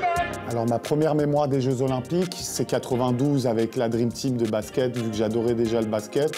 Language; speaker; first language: French; native; French